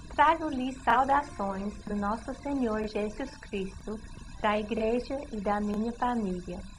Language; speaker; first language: Portuguese; non-native, learner; English